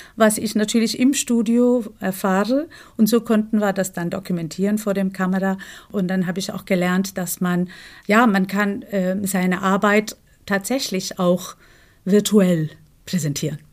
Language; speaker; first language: German; non-native, fluent; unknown